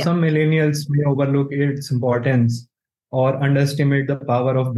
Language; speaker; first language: English; non-native, local second language; Hindi